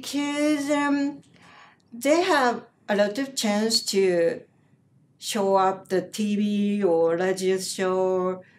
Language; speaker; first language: English; non-native, learner; Japanese